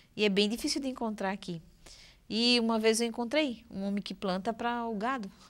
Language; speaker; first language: Portuguese; native; Portuguese